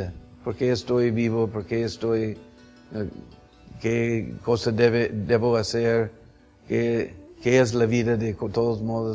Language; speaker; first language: Spanish; non-native, fluent; English